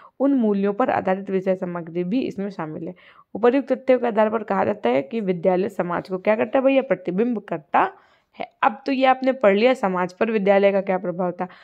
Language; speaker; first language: Hindi; native; Hindi